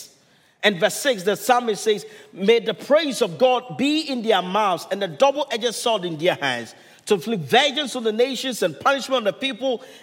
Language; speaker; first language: English; non-native, local second language; Akan